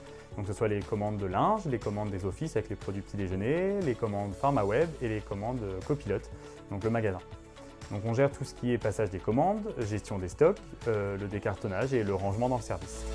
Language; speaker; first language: French; native; French